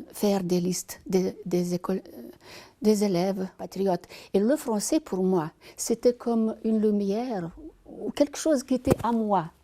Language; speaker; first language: French; non-native, fluent; Lithuanian